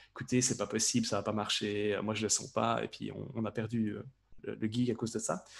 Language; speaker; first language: French; native; French